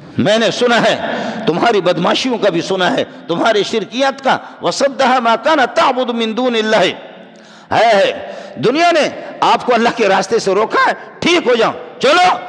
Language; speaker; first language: Urdu; non-native, local second language; Baluchi